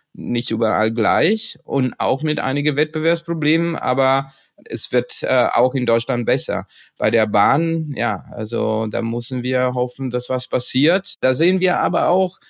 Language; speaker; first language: German; non-native, fluent; Italian